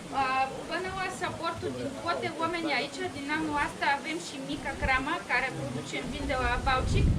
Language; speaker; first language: Romanian; non-native, learner; Bulgarian